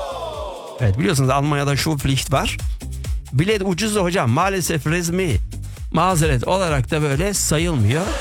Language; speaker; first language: Turkish; early bilingual, heritage; Turkish